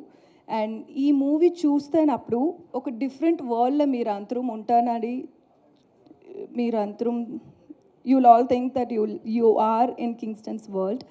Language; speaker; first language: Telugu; non-native, learner; Tamil